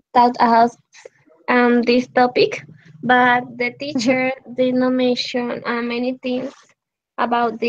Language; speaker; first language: English; non-native, learner; Spanish